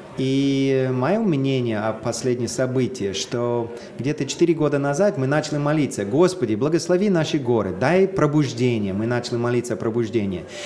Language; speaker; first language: Russian; non-native, fluent; English